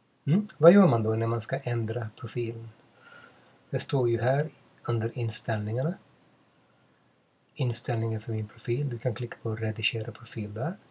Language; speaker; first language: Swedish; non-native, fluent; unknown